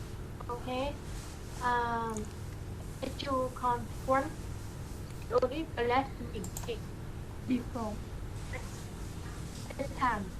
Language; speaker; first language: English; non-native, learner; Vietnamese